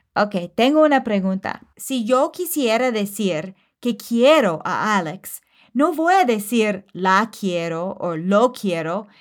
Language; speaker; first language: Spanish; non-native, fluent; English